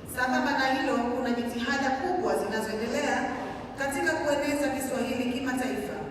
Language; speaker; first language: Swahili; native; Swahili